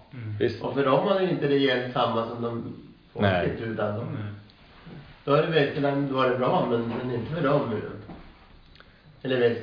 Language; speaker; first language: Swedish; native; Swedish